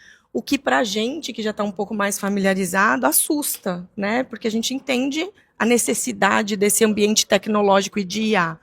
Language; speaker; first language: Portuguese; native; Portuguese